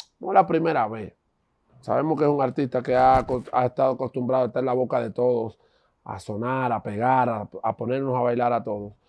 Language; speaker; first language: Spanish; native; Spanish